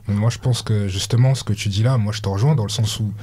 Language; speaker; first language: French; native; French